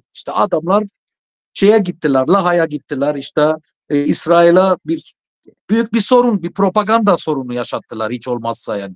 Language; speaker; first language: Turkish; non-native, fluent; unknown